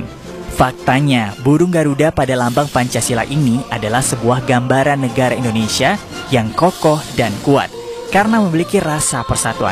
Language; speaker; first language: Indonesian; native; Indonesian